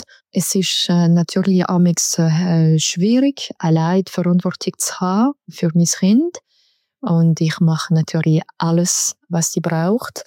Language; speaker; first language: German; non-native, local second language; French